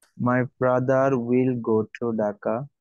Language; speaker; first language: English; non-native, learner; Bangla